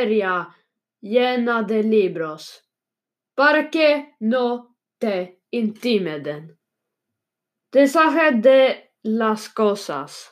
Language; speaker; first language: Spanish; non-native, learner; Swedish